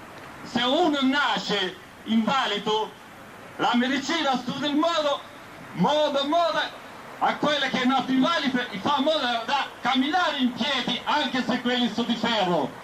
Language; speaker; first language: Italian; non-native, fluent; Albanian